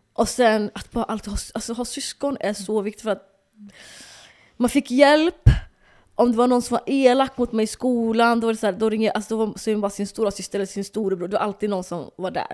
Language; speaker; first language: Swedish; early bilingual, other home language; Somali